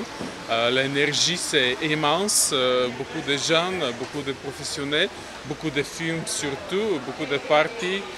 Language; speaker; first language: French; non-native, fluent; Bulgarian